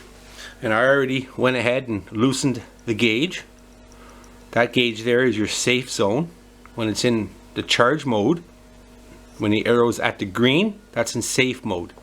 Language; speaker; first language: English; native; English